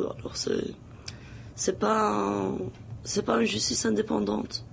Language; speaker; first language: French; non-native, local second language; Arabic